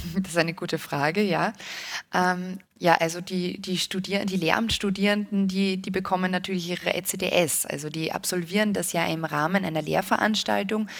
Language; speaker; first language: German; native; German